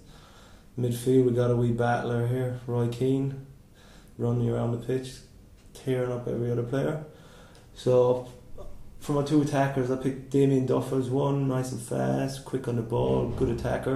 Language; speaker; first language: English; native; English